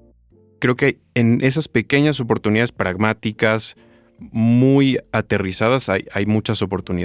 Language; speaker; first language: Spanish; native; Spanish